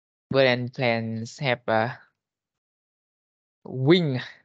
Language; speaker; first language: English; non-native, learner; Vietnamese